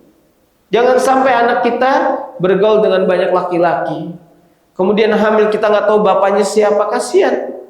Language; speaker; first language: Indonesian; native; Indonesian